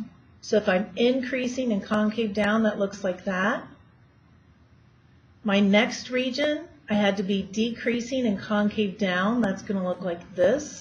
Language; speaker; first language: English; native; English